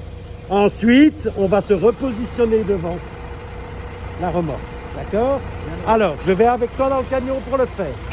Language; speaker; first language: French; native; French